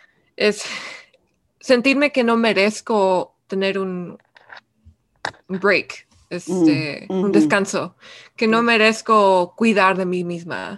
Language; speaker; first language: Spanish; early bilingual, heritage; Spanish